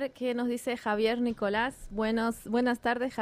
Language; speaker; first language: Spanish; native; Spanish